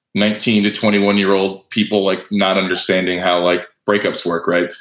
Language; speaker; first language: English; native; English